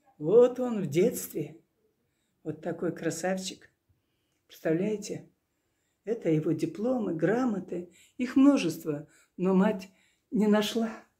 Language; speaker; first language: Russian; non-native, local second language; Karachay-Balkar